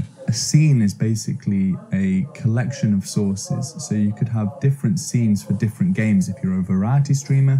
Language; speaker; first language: English; native; English